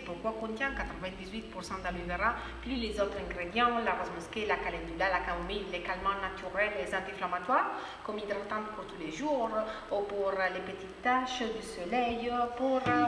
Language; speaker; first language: French; non-native, fluent; Spanish